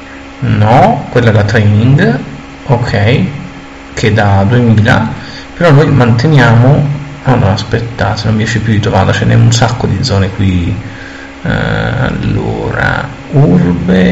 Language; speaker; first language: Italian; native; Italian